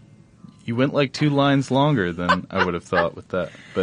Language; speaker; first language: English; native; English